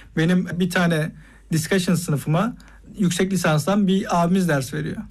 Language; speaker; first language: Turkish; native; Turkish